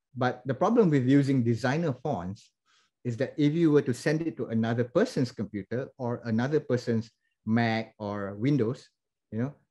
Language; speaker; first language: English; non-native, local second language; Malay